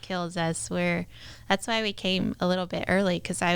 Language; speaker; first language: English; native; English